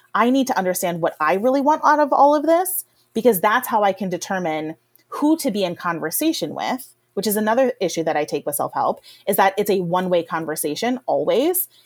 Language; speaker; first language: English; native; English